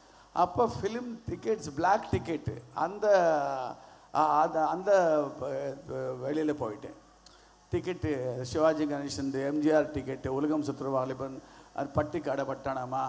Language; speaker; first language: Tamil; non-native, learner; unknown